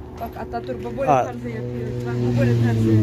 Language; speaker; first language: Turkish; non-native, learner; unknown